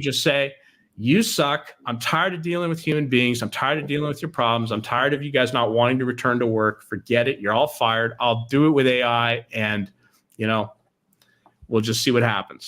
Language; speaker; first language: English; native; English